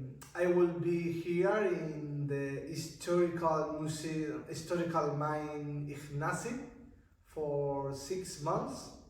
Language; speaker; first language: English; non-native, learner; Spanish